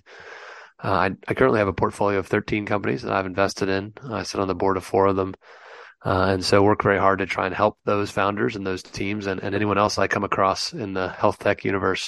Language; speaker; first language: English; native; English